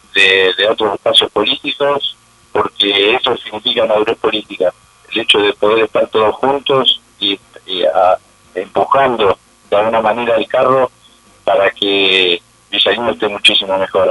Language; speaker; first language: Spanish; native; Spanish